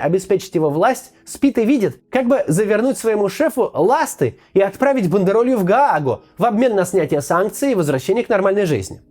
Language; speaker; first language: Russian; native; Russian